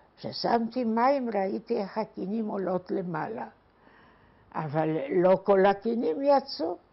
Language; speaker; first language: Hebrew; non-native, fluent; Polish